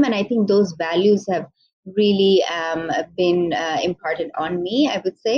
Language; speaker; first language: English; non-native, local second language; Bangla